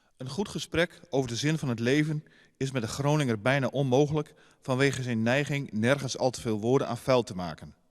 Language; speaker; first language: Dutch; native; Dutch